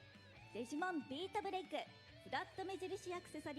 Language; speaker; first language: Japanese; native; Japanese